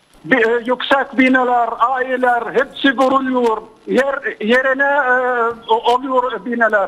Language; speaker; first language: Turkish; non-native, fluent; Arabic